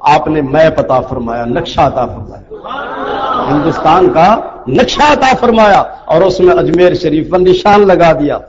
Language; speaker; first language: Urdu; non-native, local second language; Saraiki